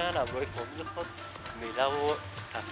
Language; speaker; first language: Persian; native; Persian